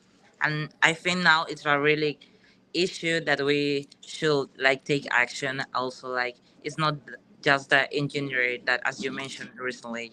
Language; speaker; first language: English; non-native, fluent; Spanish